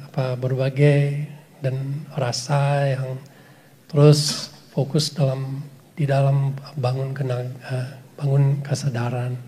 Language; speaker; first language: Indonesian; non-native, fluent; English